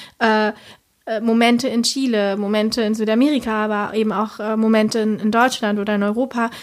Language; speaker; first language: German; early bilingual, other home language; Spanish